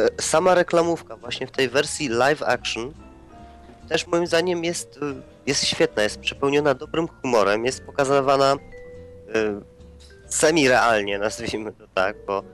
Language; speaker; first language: Polish; native; Polish